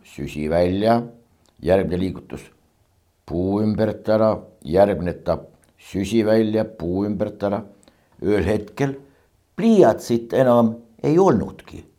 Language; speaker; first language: Estonian; native; Estonian